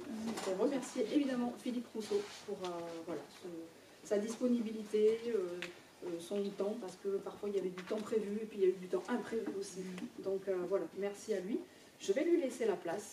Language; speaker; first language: French; native; French